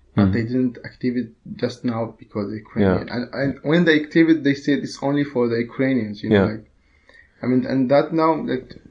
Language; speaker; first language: English; non-native, learner; Arabic